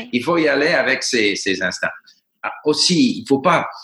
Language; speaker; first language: French; non-native, fluent; English